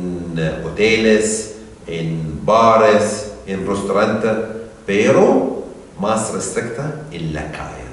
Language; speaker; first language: Spanish; non-native, learner; Arabic